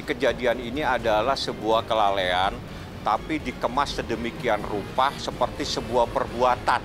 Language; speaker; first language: Indonesian; native; Indonesian